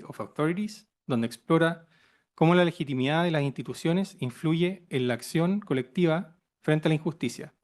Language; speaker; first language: Spanish; native; Spanish